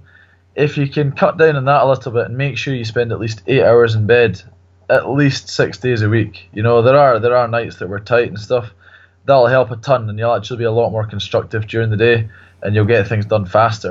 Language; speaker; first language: English; native; English